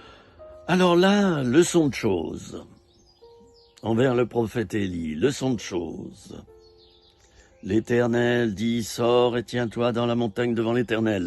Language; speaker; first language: French; native; French